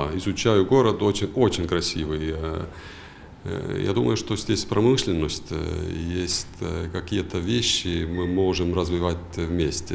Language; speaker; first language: Russian; non-native, fluent; Estonian